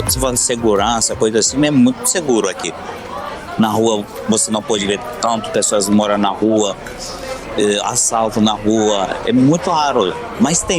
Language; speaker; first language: Portuguese; non-native, fluent; Turkish